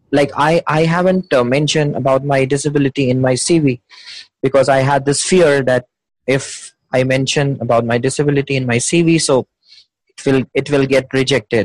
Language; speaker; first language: English; non-native, local second language; Hindi